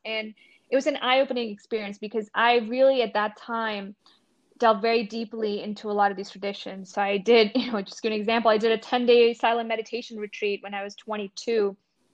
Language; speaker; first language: English; non-native, local second language; Gujarati